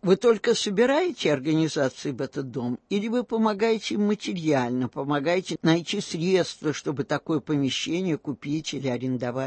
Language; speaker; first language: Russian; native; Russian